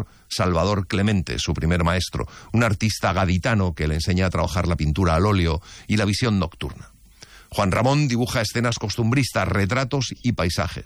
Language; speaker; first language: Spanish; native; Spanish